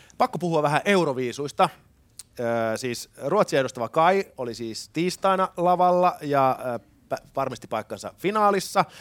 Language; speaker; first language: Finnish; native; Finnish